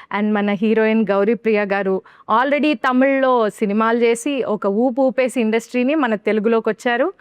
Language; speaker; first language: Telugu; native; Telugu